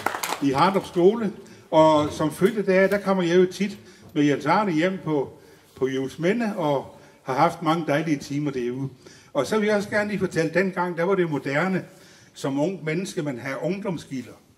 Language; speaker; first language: Danish; native; Danish